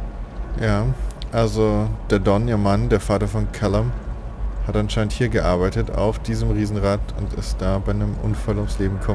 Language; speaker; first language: German; native; German